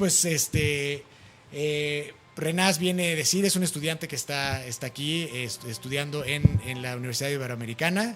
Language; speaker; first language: Spanish; native; Spanish